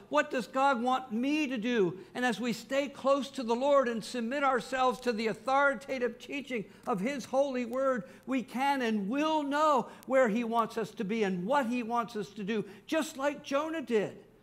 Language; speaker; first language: English; native; English